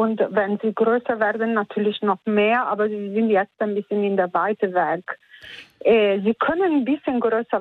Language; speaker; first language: German; non-native, fluent; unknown